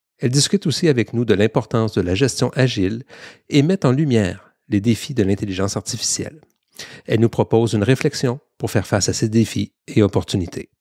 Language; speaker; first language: French; native; French